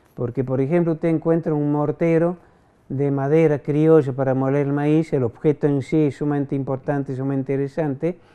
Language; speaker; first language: Spanish; non-native, fluent; French